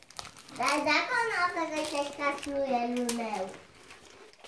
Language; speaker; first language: Romanian; early bilingual, heritage; Romanian